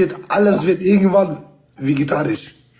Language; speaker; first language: German; non-native, local second language; Kurdish